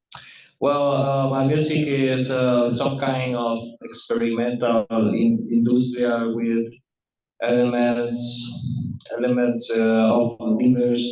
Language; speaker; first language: English; non-native, learner; Spanish